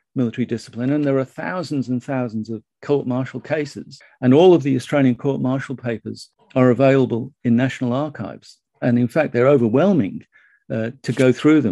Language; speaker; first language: English; native; English